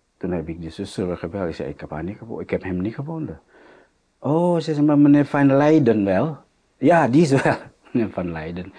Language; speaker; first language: Dutch; non-native, fluent; Indonesian